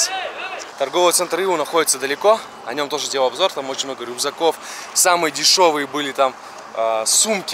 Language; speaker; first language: Russian; native; Russian